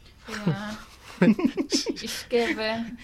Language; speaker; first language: German; non-native, learner; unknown